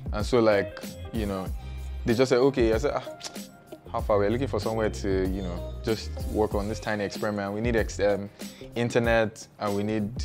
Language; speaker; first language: English; non-native, local second language; Yoruba